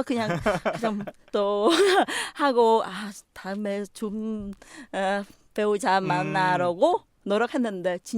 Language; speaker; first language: Korean; non-native, learner; Vietnamese